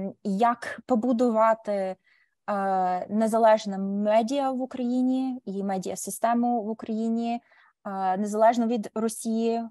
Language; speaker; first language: Ukrainian; early bilingual, heritage; Ukrainian